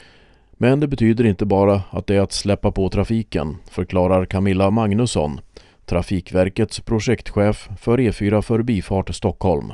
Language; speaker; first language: Swedish; native; Swedish